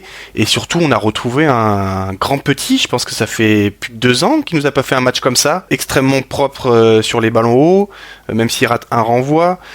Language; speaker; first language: French; native; French